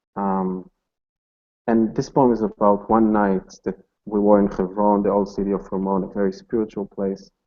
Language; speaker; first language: English; non-native, fluent; Hebrew